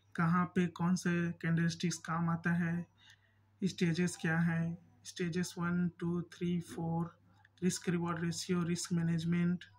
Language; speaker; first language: Hindi; native; Hindi